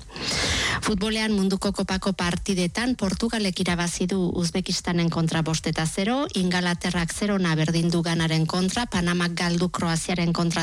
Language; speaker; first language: Basque; native; Basque